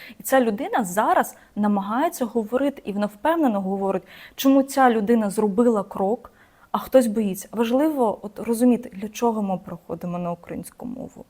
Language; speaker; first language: Ukrainian; non-native, local second language; Russian